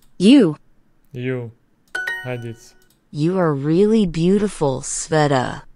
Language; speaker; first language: English; non-native, learner; Russian